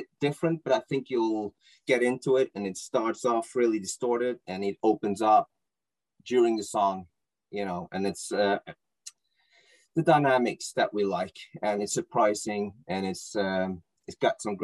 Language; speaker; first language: English; non-native, fluent; Norwegian